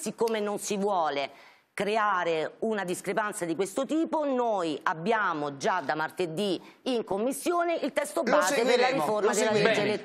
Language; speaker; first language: Italian; native; Italian